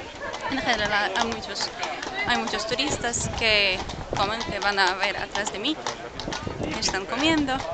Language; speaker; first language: Spanish; non-native, fluent; Polish